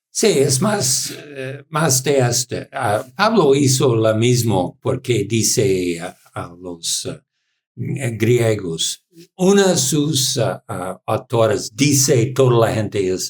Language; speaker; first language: Spanish; non-native, learner; English